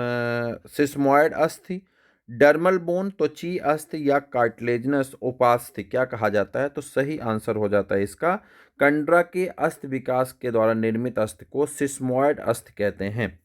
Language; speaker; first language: Hindi; native; Hindi